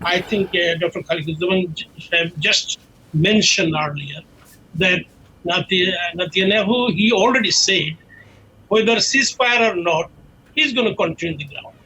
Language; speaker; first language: English; non-native, local second language; Bangla